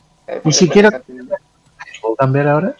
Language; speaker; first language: Spanish; native; Spanish